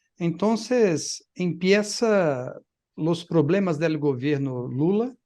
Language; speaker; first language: Spanish; non-native, fluent; Portuguese